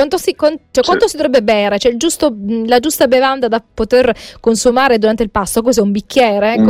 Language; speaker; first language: Italian; native; Italian